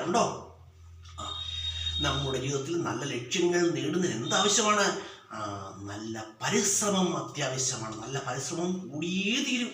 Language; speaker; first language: Malayalam; native; Malayalam